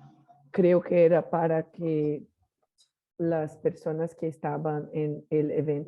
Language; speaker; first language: Spanish; non-native, learner; Portuguese